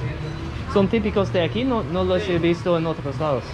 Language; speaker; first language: Spanish; non-native, fluent; English